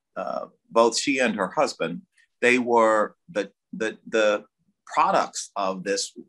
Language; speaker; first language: English; native; English